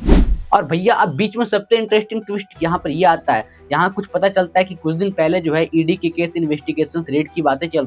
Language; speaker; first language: Hindi; native; Hindi